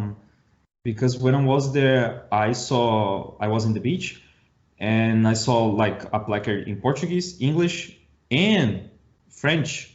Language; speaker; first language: English; non-native, learner; Portuguese